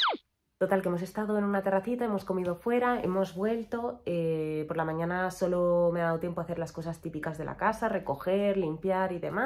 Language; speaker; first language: Spanish; native; Spanish